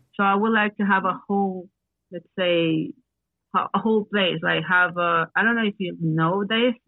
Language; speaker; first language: English; non-native, learner; Spanish